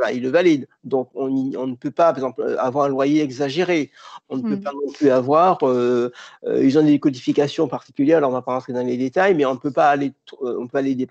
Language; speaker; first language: French; native; French